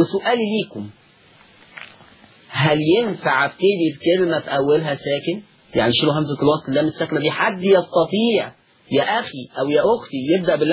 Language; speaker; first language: Arabic; native; Arabic